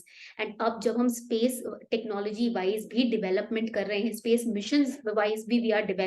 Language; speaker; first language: Hindi; native; Hindi